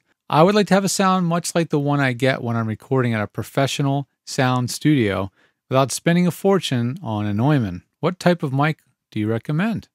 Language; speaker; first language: English; native; English